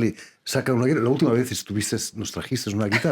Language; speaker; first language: Spanish; native; Spanish